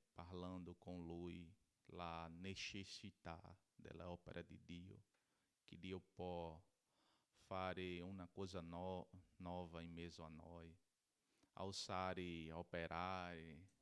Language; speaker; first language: Italian; non-native, learner; Portuguese